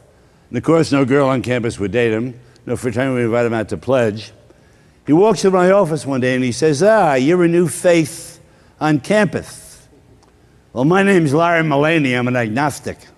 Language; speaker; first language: English; native; English